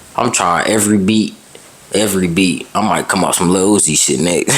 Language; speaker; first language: English; native; English